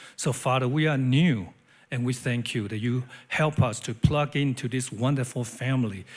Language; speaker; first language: English; non-native, learner; Chinese